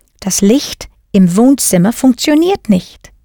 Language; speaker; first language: German; non-native, fluent; English